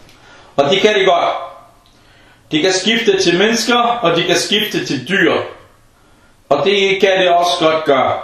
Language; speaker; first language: Danish; non-native, fluent; Arabic